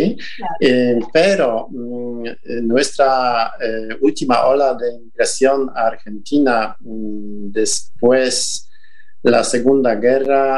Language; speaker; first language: Spanish; non-native, fluent; Polish